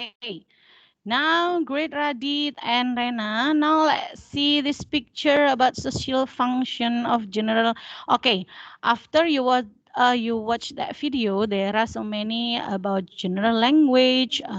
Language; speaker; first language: English; non-native, fluent; Indonesian